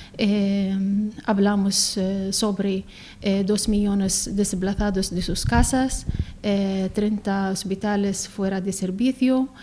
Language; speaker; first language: Spanish; non-native, learner; Arabic